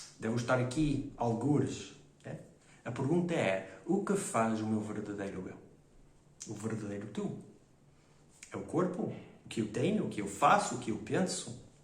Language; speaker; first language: Portuguese; non-native, fluent; English